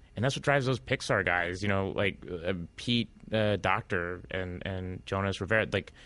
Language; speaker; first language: English; native; English